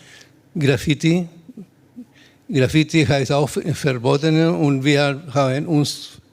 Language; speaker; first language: German; non-native, learner; Spanish